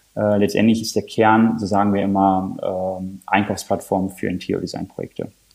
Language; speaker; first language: German; native; German